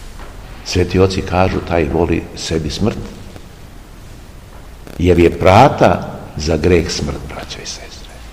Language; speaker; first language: Serbian; native; Serbian